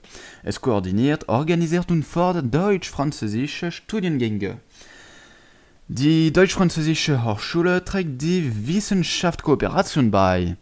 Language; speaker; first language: German; non-native, learner; French